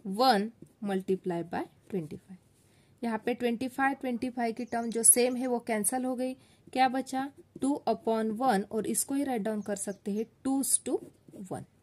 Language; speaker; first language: Hindi; non-native, local second language; Marathi